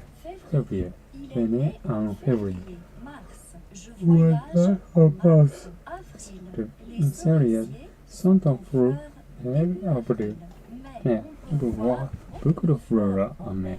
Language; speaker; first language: French; non-native, learner; Japanese